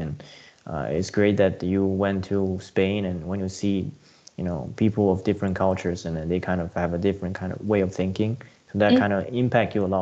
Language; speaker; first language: English; non-native, fluent; Chinese